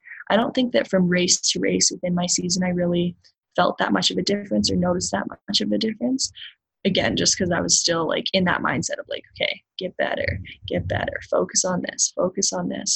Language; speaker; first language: English; native; English